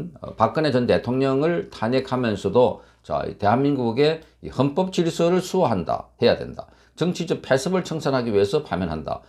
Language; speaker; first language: Korean; native; Korean